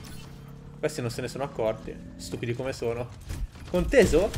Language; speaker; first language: Italian; native; Italian